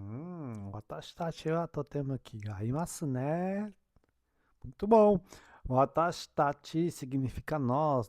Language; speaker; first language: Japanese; non-native, fluent; Portuguese